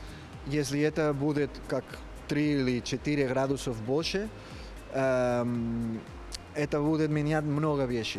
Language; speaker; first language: Russian; non-native, learner; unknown